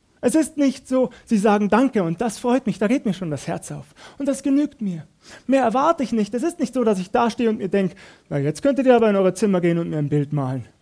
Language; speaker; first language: German; native; German